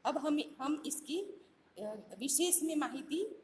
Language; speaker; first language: Hindi; non-native, local second language; Gujarati